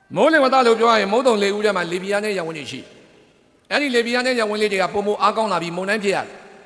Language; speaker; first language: Burmese; native; Burmese